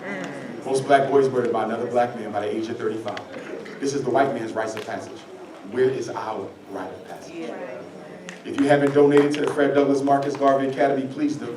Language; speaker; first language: English; native; English